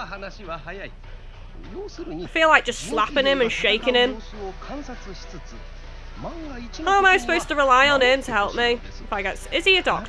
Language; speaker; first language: English; native; English